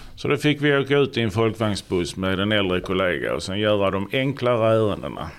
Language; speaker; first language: Swedish; native; Swedish